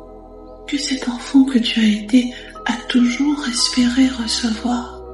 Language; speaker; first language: French; native; French